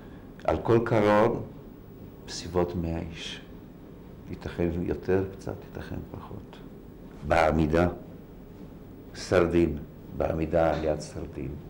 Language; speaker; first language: Hebrew; non-native, fluent; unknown